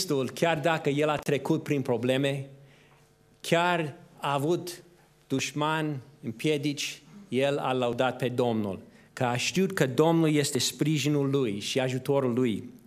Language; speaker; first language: Romanian; non-native, fluent; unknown